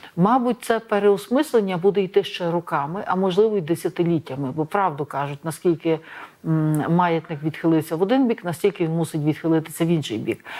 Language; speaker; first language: Ukrainian; native; Ukrainian